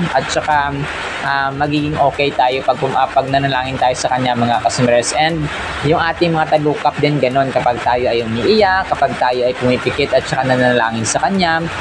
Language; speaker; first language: Filipino; native; Filipino